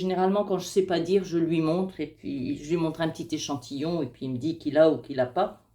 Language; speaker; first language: French; native; French